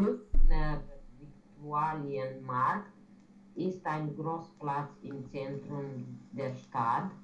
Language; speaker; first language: German; non-native, learner; Romanian